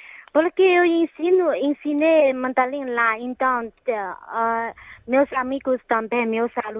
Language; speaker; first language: Portuguese; non-native, fluent; Chinese